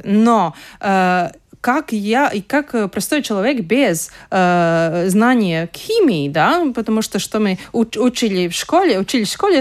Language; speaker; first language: Russian; non-native, local second language; Latvian